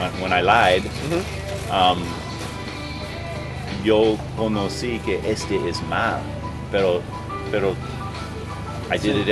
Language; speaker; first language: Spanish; non-native, learner; English